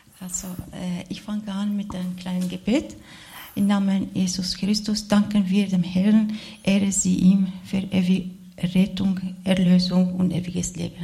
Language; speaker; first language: German; non-native, learner; Arabic